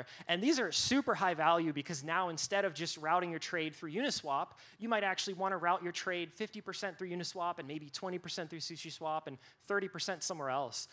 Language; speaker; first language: English; native; English